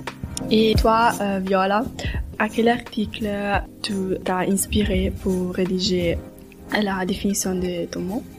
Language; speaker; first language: French; non-native, learner; Italian